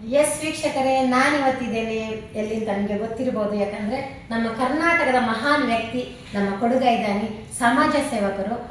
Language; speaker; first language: Kannada; non-native, local second language; Tulu